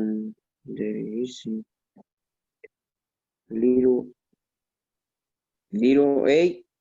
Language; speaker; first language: English; non-native, learner; Spanish